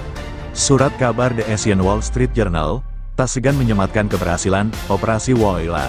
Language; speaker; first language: Indonesian; native; Indonesian